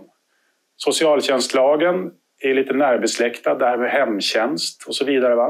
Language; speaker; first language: Swedish; native; Swedish